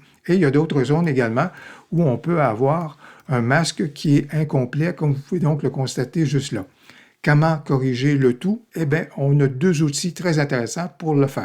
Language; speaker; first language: French; native; French